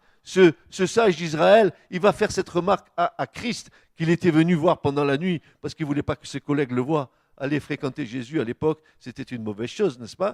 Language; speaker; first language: French; native; French